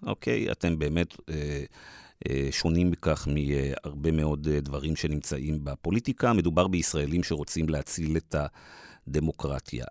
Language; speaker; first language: Hebrew; native; Hebrew